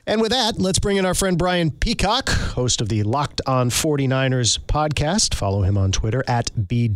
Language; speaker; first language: English; native; English